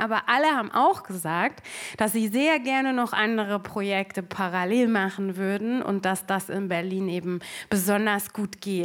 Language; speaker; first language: German; native; German